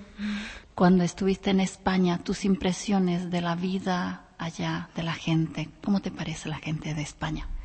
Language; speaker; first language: Spanish; non-native, fluent; Czech